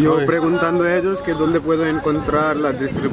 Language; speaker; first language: Spanish; non-native, learner; Hindi